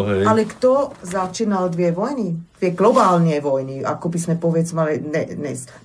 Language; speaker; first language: Slovak; non-native, fluent; German